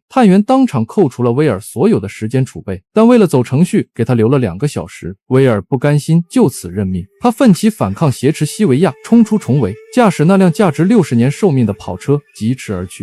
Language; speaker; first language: Chinese; native; Chinese